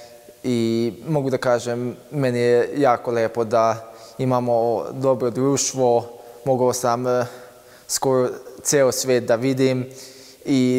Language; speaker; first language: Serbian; non-native, local second language; Hungarian